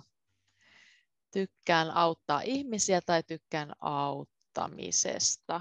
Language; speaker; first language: Finnish; native; Finnish